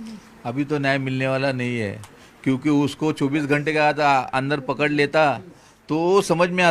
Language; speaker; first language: Hindi; non-native, local second language; Marathi